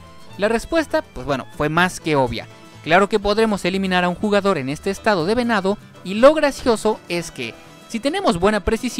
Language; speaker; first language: Spanish; native; Spanish